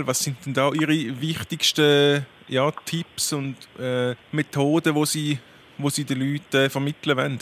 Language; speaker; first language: German; native; German